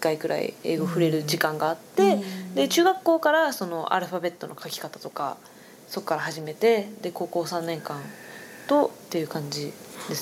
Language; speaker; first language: Japanese; native; Japanese